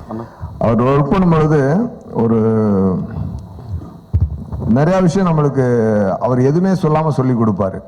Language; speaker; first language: Tamil; native; Tamil